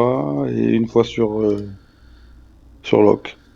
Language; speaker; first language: French; native; French